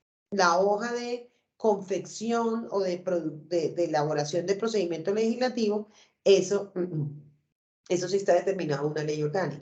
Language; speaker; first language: Spanish; native; Spanish